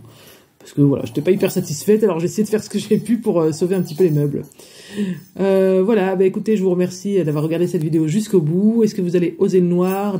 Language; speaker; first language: French; native; French